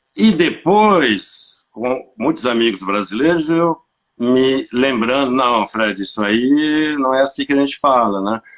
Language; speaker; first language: Portuguese; non-native, fluent; French